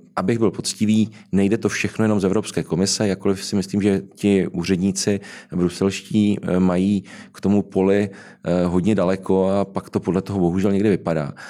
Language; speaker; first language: Czech; native; Czech